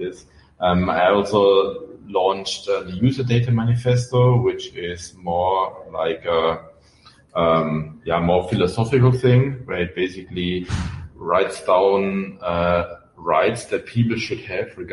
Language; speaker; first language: English; non-native, fluent; German